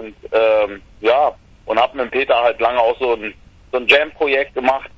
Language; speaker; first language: German; native; German